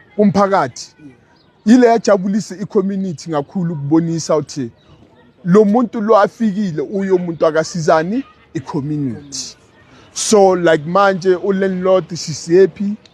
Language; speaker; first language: Zulu; non-native, local second language; Southern Sotho